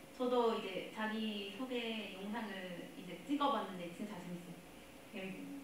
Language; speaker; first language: Korean; non-native, fluent; Spanish